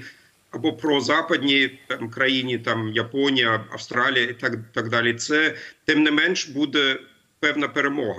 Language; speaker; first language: Ukrainian; non-native, fluent; German